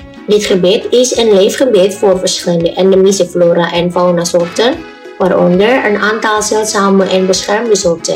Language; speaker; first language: Dutch; non-native, fluent; Indonesian